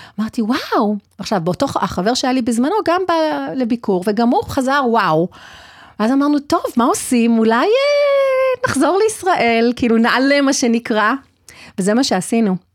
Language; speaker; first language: Hebrew; early bilingual, other home language; English